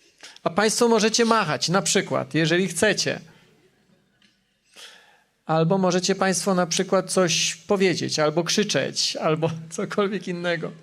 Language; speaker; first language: Polish; native; Polish